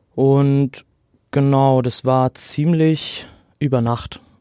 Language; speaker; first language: German; early bilingual, other home language; Arabic